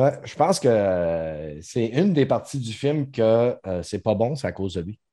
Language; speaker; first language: French; native; French